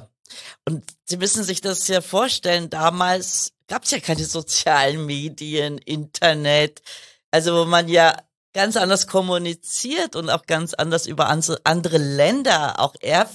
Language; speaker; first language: German; early bilingual, other home language; Kurdish